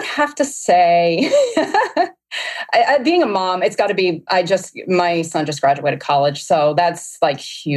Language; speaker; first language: English; native; English